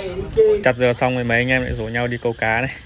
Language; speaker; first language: Vietnamese; native; Vietnamese